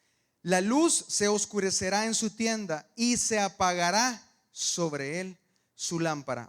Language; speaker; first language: Spanish; native; Spanish